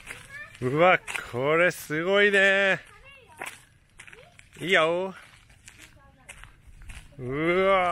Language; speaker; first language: Japanese; native; Japanese